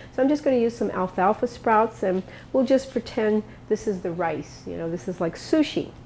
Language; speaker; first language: English; native; English